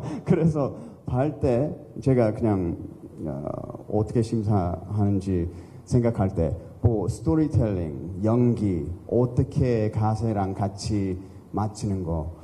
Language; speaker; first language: Korean; early bilingual, heritage; English